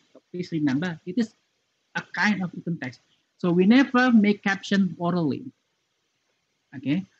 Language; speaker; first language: English; non-native, fluent; Indonesian